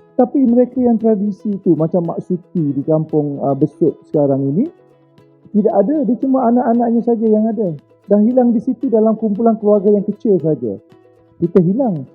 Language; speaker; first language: Malay; native; Malay